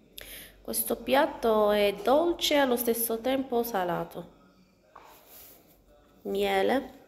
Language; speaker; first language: Italian; non-native, learner; Arabic